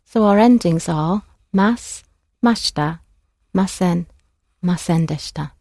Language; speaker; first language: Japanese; non-native, fluent; English